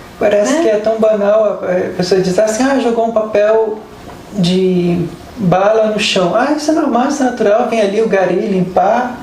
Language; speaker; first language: Portuguese; native; Portuguese